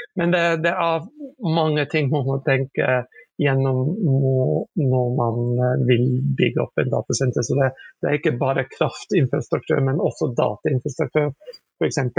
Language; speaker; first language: Norwegian; non-native, fluent; English